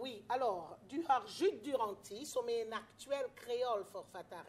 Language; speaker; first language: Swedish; non-native, fluent; French